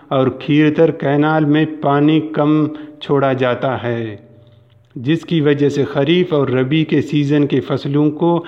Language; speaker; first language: Urdu; non-native, local second language; Baluchi